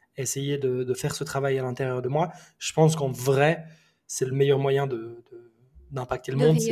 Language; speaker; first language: French; native; French